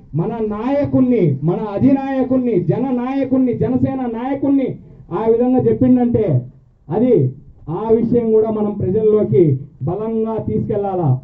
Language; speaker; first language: Telugu; native; Telugu